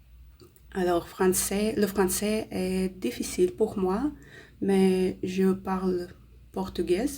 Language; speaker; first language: French; non-native, learner; Russian